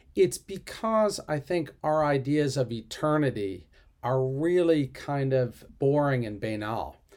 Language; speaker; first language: English; native; English